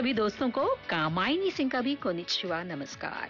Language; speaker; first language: Hindi; native; Hindi